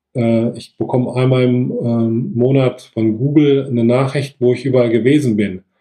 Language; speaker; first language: German; native; German